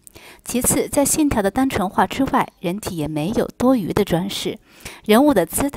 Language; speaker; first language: Chinese; native; Chinese